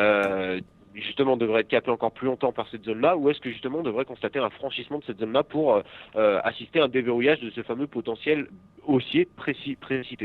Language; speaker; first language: French; native; French